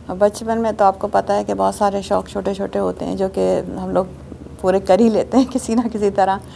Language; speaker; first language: Urdu; native; Urdu